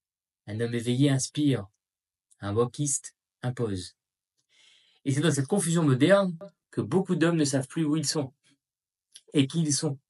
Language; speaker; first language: French; native; French